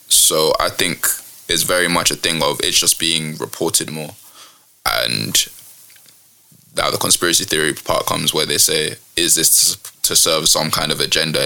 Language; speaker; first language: English; native; English